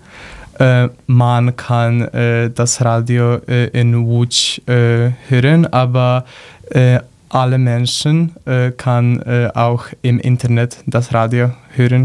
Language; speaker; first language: German; non-native, learner; Polish